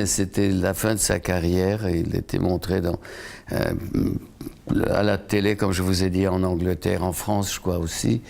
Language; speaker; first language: French; non-native, fluent; Polish